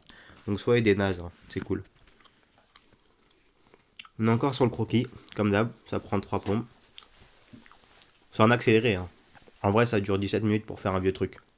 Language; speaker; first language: French; native; French